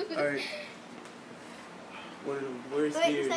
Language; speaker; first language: English; native; English